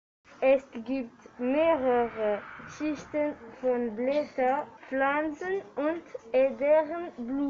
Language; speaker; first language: German; non-native, learner; French